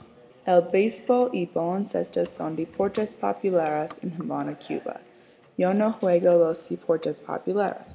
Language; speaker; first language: Spanish; non-native, learner; English